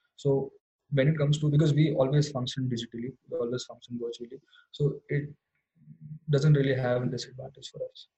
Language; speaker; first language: English; non-native, local second language; Hindi